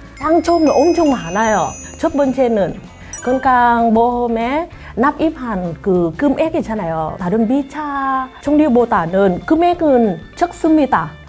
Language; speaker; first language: Korean; non-native, fluent; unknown